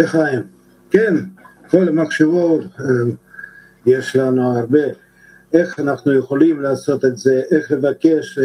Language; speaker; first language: Hebrew; non-native, learner; Russian